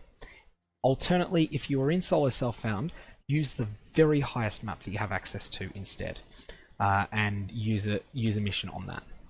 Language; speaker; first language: English; native; English